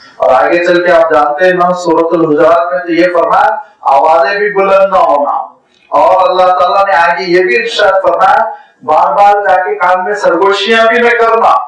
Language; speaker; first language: Urdu; native; Urdu